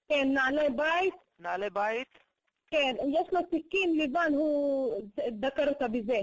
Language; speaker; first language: Hebrew; non-native, learner; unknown